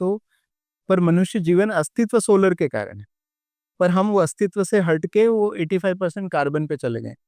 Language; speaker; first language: Hindi; native; Hindi